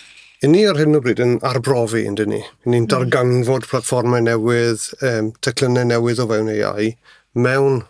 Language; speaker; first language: Welsh; native; Welsh